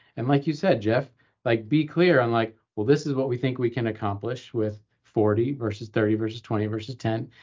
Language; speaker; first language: English; native; English